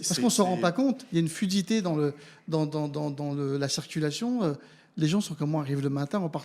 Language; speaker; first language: French; native; French